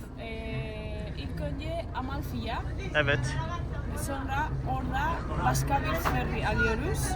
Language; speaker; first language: Turkish; non-native, learner; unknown